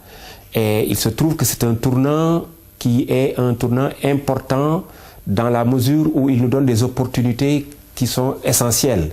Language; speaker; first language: French; non-native, local second language; Wolof